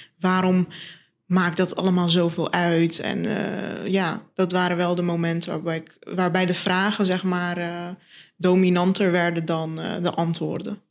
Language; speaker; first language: Dutch; non-native, local second language; Turkish